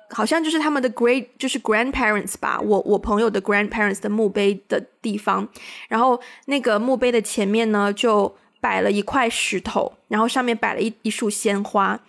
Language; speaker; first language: Chinese; native; Chinese